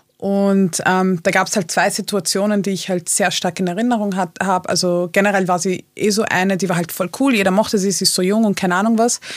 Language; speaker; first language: German; early bilingual, other home language; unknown